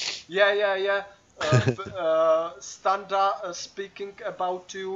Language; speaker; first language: English; non-native, learner; Czech